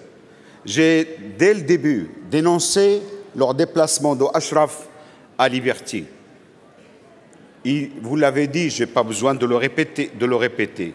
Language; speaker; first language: French; non-native, local second language; Arabic